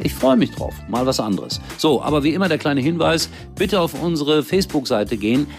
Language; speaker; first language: German; native; German